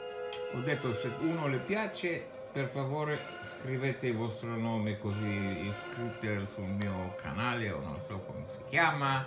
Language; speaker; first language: Italian; non-native, fluent; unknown